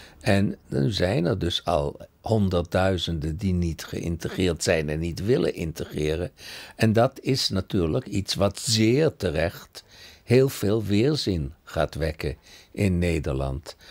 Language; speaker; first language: Dutch; early bilingual, other home language; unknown